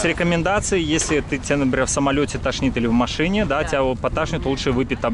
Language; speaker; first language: Russian; native; Russian